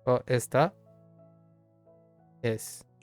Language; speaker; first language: Spanish; non-native, learner; English